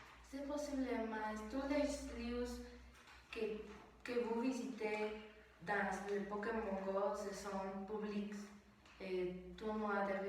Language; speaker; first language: French; non-native, learner; Spanish